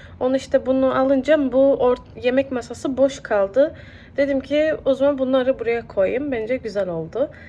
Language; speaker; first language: Turkish; early bilingual, heritage; Turkish